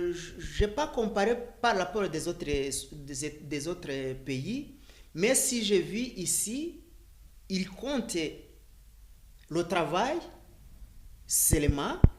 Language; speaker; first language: French; non-native, learner; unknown